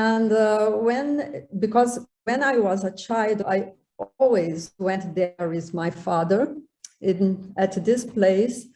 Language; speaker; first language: English; non-native, learner; Portuguese